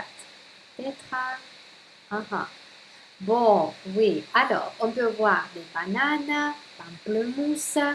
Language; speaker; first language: French; non-native, fluent; Russian